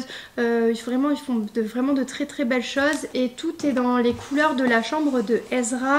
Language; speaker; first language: French; native; French